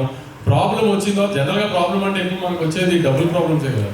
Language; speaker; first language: Telugu; native; Telugu